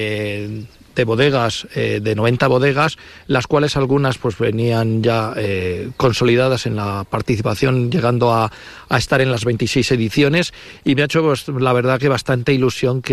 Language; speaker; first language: Spanish; native; Spanish